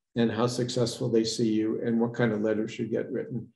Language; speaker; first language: English; native; English